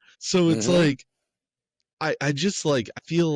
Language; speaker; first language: English; native; English